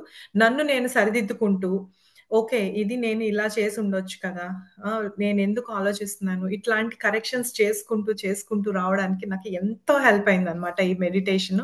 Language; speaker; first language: Telugu; native; Telugu